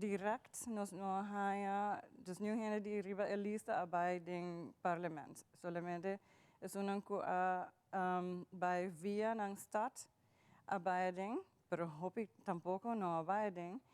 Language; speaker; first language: Dutch; non-native, local second language; Papiamento